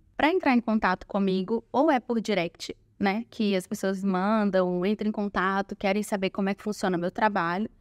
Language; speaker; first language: Portuguese; native; Portuguese